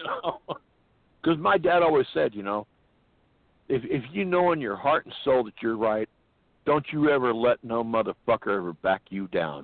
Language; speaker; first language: English; native; English